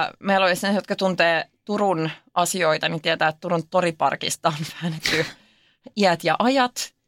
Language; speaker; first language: Finnish; non-native, local second language; Swedish